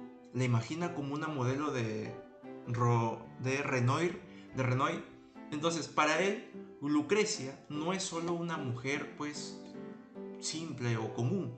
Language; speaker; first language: Spanish; native; Spanish